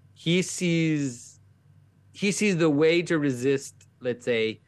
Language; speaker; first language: English; non-native, fluent; French